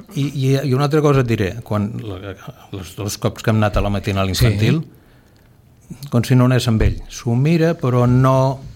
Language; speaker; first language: Catalan; native; Catalan